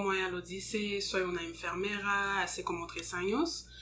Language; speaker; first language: Spanish; non-native, fluent; English